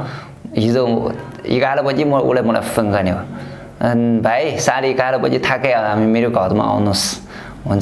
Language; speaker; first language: Nepali; non-native, learner; Chinese